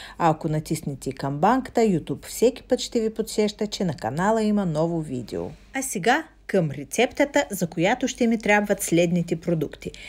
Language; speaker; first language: Bulgarian; non-native, fluent; Russian